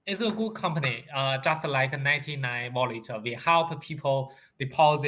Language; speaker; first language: English; non-native, learner; Chinese